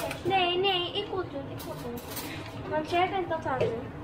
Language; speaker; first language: Dutch; early bilingual, other home language; Indonesian